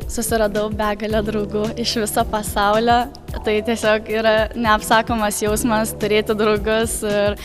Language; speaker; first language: Lithuanian; native; Lithuanian